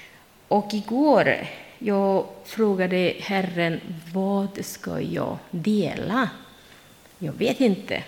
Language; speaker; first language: Swedish; non-native, learner; Spanish